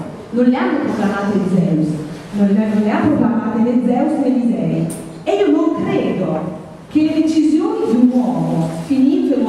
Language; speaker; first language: Italian; native; Italian